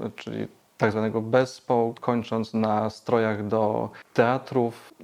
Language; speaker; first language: Polish; native; Polish